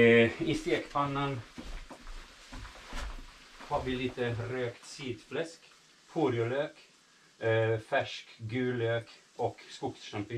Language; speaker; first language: Swedish; non-native, fluent; Italian